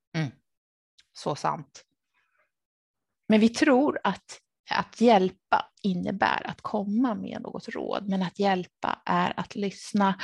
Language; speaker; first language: Swedish; native; Swedish